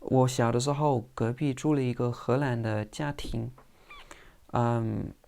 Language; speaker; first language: Chinese; non-native, fluent; English